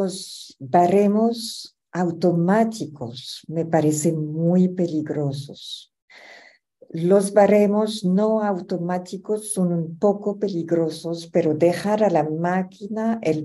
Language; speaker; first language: Spanish; non-native, fluent; French